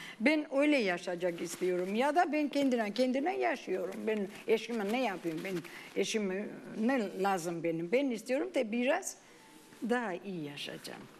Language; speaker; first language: Turkish; non-native, learner; Armenian